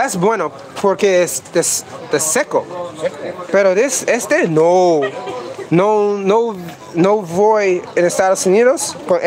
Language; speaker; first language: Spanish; non-native, learner; English